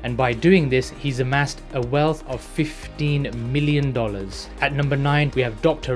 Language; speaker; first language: English; native; English